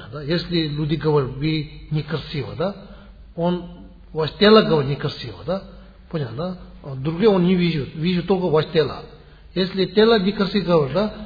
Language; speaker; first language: Russian; non-native, learner; Tibetan